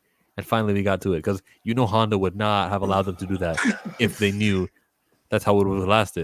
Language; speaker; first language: English; native; English